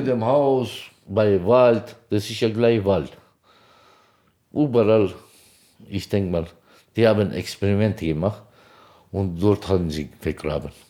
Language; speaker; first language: German; non-native, learner; Turkish